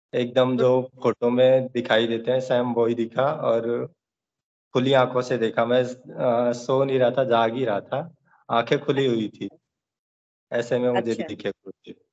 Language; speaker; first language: Hindi; native; Hindi